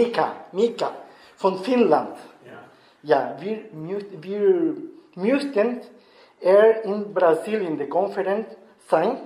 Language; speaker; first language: German; non-native, learner; Spanish